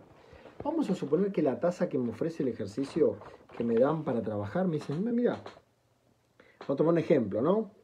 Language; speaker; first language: Spanish; native; Spanish